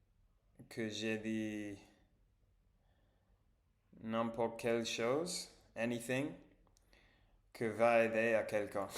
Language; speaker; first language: French; non-native, learner; English